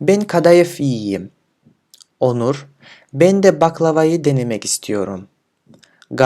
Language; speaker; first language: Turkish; non-native, fluent; Kyrgyz